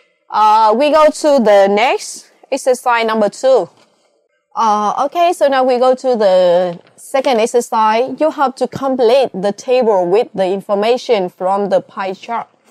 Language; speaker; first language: English; non-native, fluent; Vietnamese